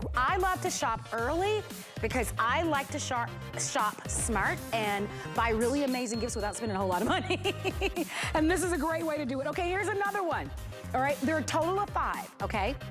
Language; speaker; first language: English; native; English